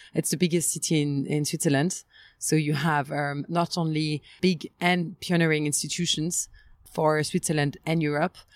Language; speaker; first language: English; non-native, fluent; French